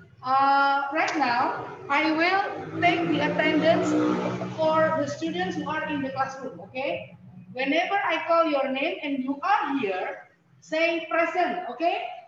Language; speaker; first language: English; non-native, fluent; Indonesian